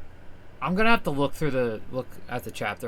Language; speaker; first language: English; native; English